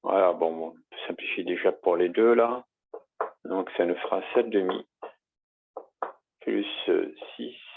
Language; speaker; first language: French; native; French